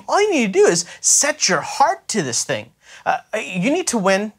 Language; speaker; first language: English; native; English